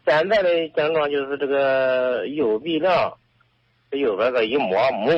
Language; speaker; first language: Chinese; native; Chinese